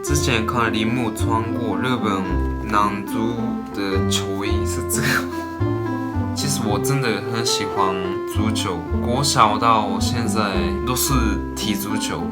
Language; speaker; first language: Chinese; non-native, fluent; Japanese